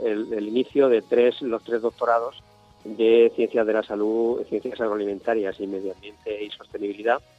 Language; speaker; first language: Spanish; native; Spanish